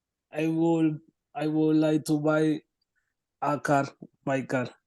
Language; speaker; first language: English; non-native, learner; Spanish